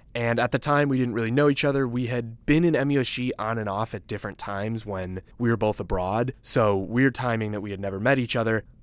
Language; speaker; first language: English; native; English